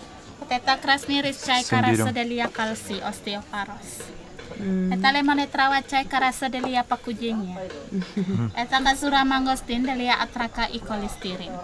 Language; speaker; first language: Russian; non-native, learner; Indonesian